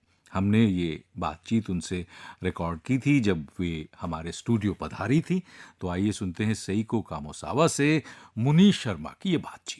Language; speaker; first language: Hindi; native; Hindi